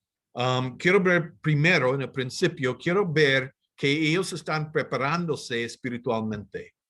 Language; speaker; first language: Spanish; non-native, fluent; English